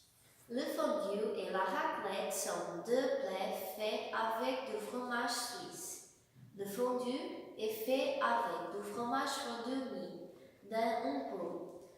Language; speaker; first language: French; non-native, learner; Portuguese